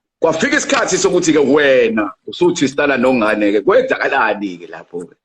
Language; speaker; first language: Zulu; native; Zulu